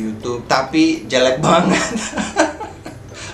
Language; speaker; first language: Indonesian; non-native, fluent; Portuguese